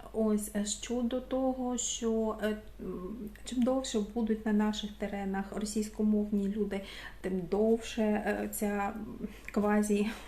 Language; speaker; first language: Ukrainian; non-native, local second language; Russian